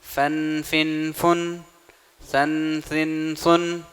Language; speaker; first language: Arabic; non-native, fluent; Urdu